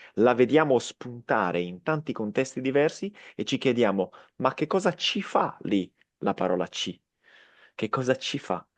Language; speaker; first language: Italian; native; Italian